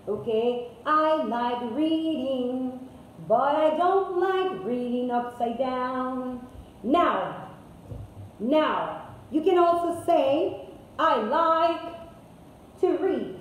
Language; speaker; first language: English; non-native, fluent; Spanish